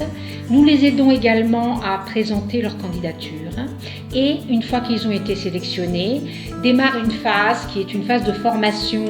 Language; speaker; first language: French; non-native, fluent; Italian